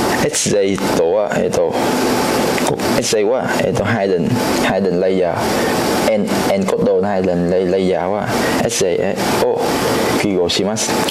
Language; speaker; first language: Japanese; non-native, learner; Cantonese